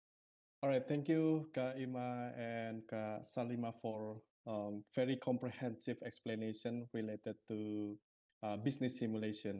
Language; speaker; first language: English; non-native, fluent; Indonesian